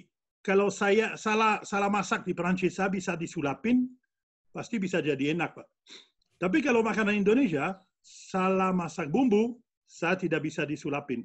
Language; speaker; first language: Indonesian; non-native, fluent; French